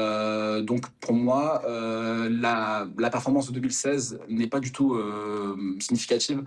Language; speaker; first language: French; early bilingual, other home language; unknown